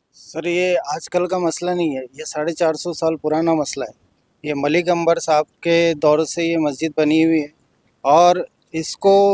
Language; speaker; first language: Hindi; non-native, local second language; Urdu